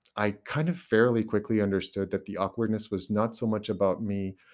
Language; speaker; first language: English; non-native, fluent; Portuguese